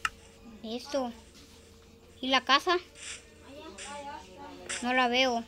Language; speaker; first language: Spanish; native; Spanish